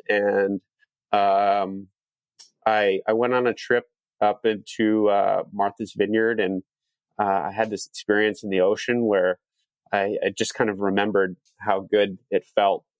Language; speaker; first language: English; native; English